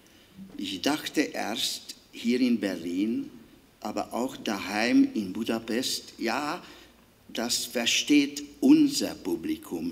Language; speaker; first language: German; non-native, fluent; Hungarian